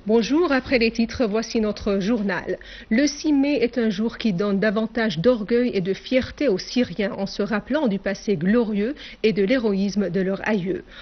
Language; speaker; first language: French; non-native, fluent; Arabic